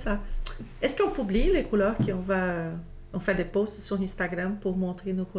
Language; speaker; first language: French; non-native, fluent; Portuguese